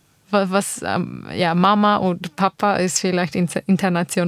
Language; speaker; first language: German; non-native, learner; Armenian